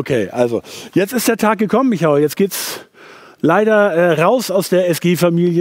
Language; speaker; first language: German; native; German